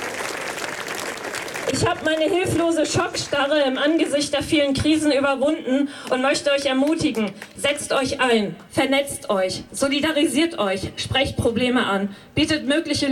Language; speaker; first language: German; native; German